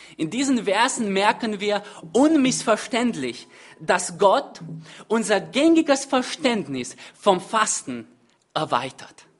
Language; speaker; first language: German; non-native, fluent; Hungarian